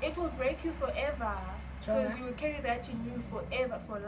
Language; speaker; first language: English; non-native, local second language; Xhosa